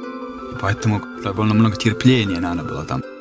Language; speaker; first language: Russian; non-native, fluent; Finnish